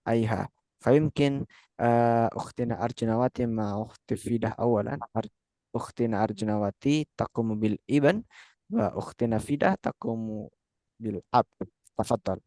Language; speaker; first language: Arabic; non-native, fluent; Indonesian